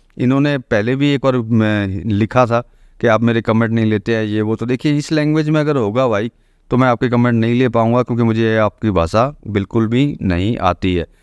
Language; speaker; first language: Hindi; native; Hindi